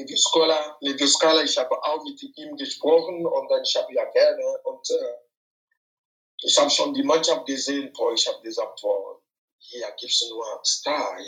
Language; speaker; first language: German; non-native, fluent; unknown